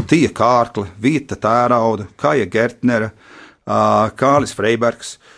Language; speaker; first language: Latvian; early bilingual, heritage; Latvian